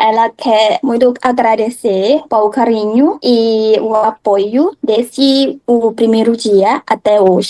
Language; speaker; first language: Portuguese; non-native, learner; Thai